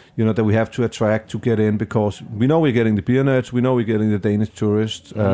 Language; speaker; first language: English; non-native, fluent; Danish